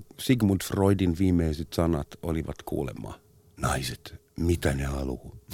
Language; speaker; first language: Finnish; non-native, fluent; German